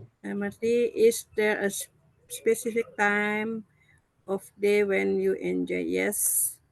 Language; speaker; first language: English; non-native, learner; Indonesian